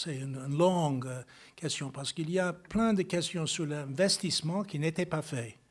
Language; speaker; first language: French; non-native, fluent; English